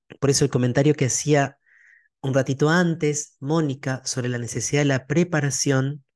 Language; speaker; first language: Spanish; native; Spanish